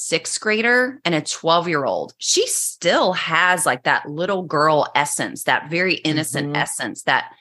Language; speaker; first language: English; native; English